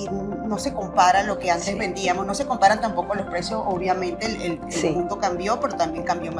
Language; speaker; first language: Spanish; native; Spanish